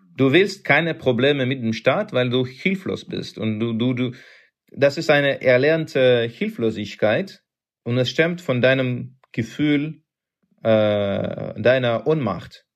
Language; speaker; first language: German; non-native, fluent; Russian